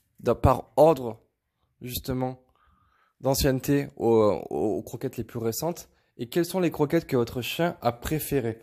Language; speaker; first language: French; native; French